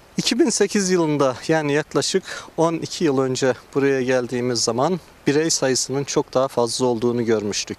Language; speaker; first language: Turkish; native; Turkish